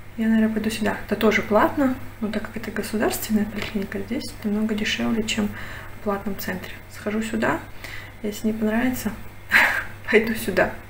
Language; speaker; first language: Russian; native; Russian